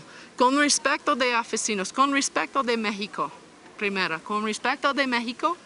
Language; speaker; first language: Spanish; non-native, learner; English